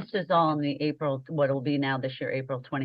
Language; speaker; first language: English; native; English